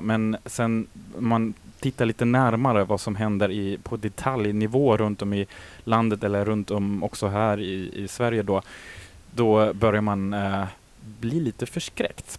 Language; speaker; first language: Swedish; native; Swedish